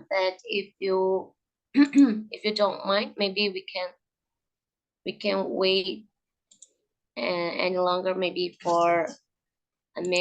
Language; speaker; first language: English; non-native, learner; Indonesian